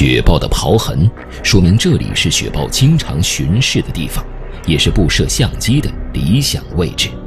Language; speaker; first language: Chinese; native; Chinese